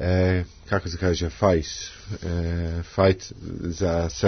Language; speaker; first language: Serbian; non-native, learner; English